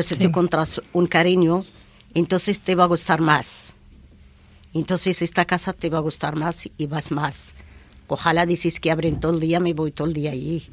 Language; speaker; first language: Spanish; non-native, learner; Arabic